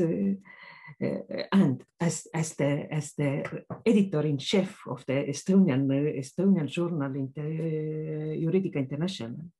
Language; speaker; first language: English; non-native, learner; Estonian